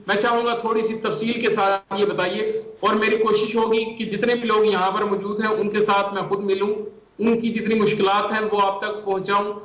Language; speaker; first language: Urdu; non-native, local second language; Punjabi